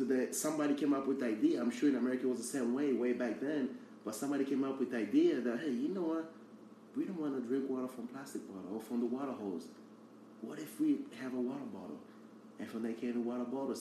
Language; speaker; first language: English; early bilingual, other home language; Portuguese